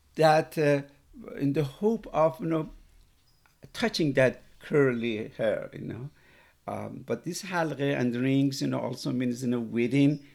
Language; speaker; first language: English; non-native, fluent; Persian